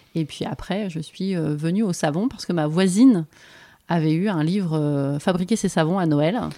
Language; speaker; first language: French; native; French